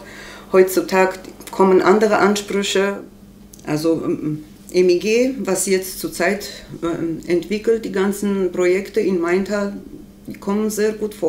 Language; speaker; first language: German; non-native, learner; Armenian